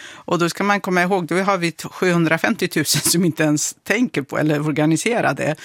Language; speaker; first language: Swedish; early bilingual, other home language; Kurdish